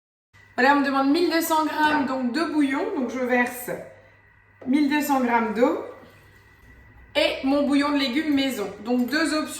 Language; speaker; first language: French; native; French